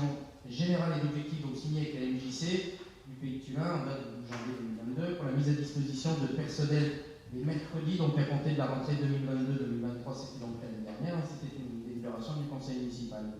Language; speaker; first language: French; native; French